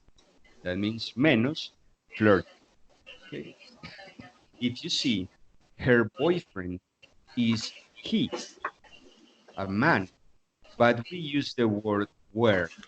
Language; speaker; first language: English; non-native, fluent; Spanish